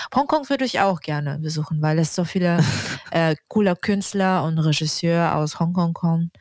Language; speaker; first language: German; non-native, fluent; Russian